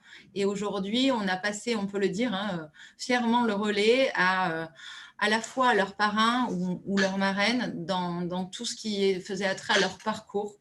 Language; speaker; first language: French; native; French